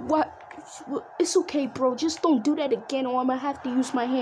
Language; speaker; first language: English; native; English